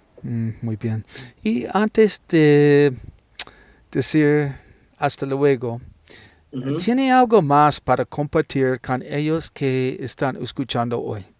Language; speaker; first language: Spanish; non-native, learner; English